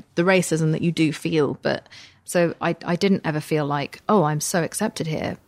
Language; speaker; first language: English; native; English